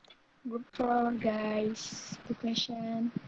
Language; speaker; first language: English; non-native, learner; Indonesian